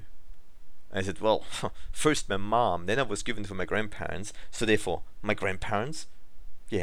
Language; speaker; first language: English; non-native, fluent; German